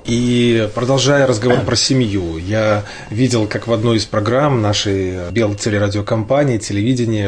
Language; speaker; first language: Russian; native; Russian